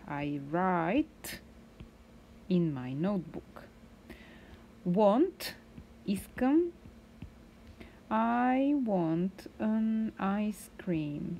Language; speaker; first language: English; non-native, fluent; Bulgarian